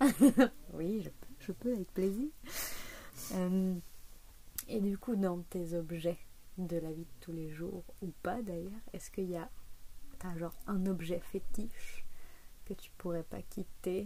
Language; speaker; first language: French; native; French